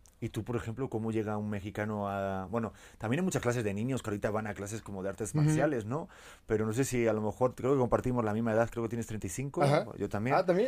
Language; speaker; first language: Spanish; native; Spanish